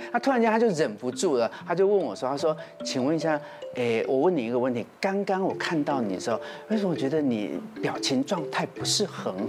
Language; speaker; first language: Chinese; native; Chinese